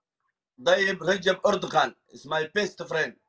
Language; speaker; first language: English; non-native, learner; Somali